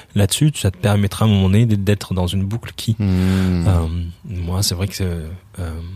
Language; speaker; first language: French; native; French